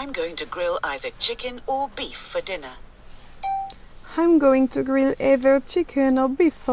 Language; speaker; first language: English; non-native, learner; French